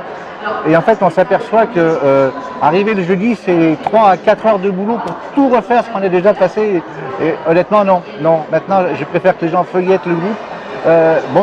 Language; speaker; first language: French; native; French